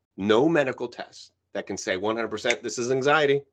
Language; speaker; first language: English; early bilingual, other home language; Spanish